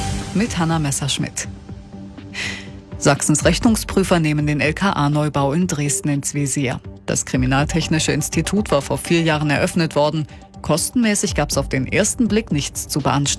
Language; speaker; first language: German; native; German